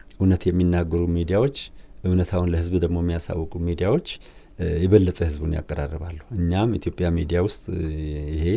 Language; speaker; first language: Amharic; non-native, local second language; Wolaytta